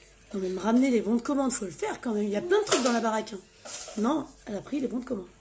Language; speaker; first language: French; native; French